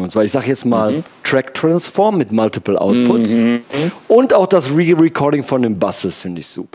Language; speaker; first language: German; native; German